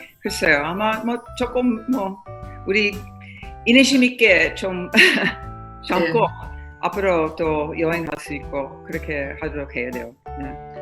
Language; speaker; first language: Korean; non-native, fluent; English